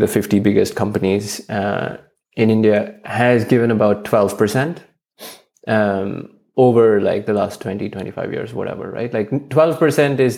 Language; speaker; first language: English; non-native, local second language; Hindi